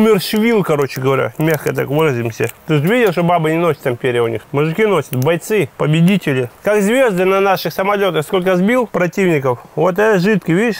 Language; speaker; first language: Russian; native; Russian